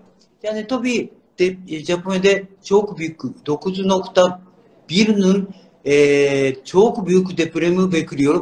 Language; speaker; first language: Turkish; non-native, learner; Japanese